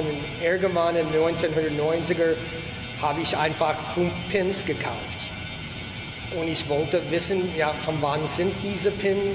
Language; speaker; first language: German; non-native, fluent; English